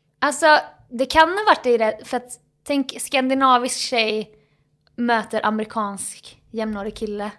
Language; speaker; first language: Swedish; native; Swedish